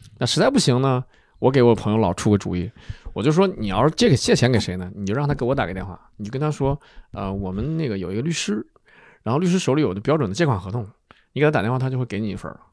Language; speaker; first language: Chinese; native; Chinese